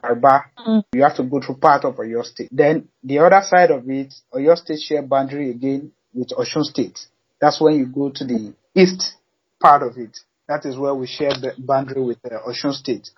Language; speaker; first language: English; non-native, local second language; Yoruba